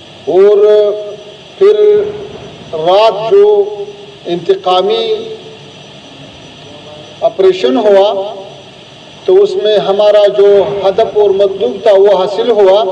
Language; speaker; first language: Hindi; non-native, fluent; Pashto